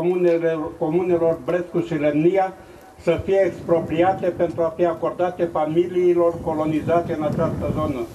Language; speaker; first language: Romanian; native; Romanian